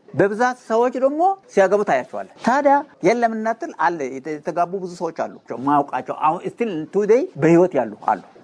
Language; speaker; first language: Amharic; non-native, local second language; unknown